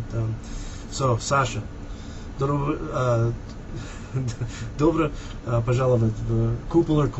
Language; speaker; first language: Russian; non-native, learner; English